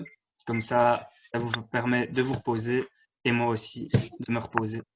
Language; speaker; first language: French; native; French